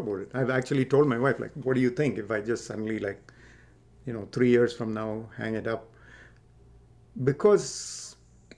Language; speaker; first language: English; non-native, local second language; Tamil